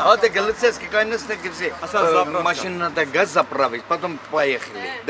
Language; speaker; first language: Russian; non-native, learner; Armenian